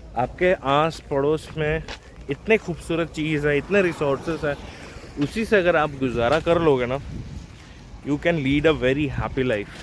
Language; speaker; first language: Hindi; non-native, local second language; Bangla